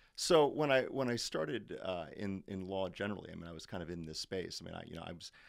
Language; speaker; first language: English; native; English